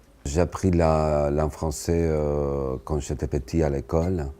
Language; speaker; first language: French; non-native, fluent; Spanish